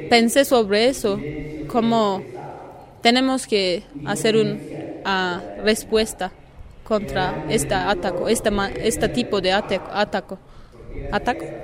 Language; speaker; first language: Spanish; non-native, learner; Kurdish